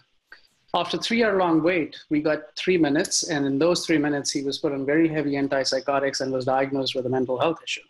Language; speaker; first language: English; non-native, local second language; Hindi